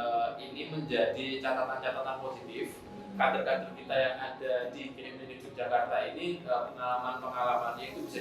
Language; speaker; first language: Indonesian; native; Indonesian